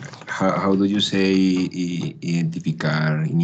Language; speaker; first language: English; non-native, learner; Spanish